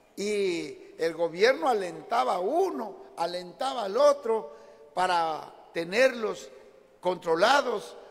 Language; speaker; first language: Spanish; native; Spanish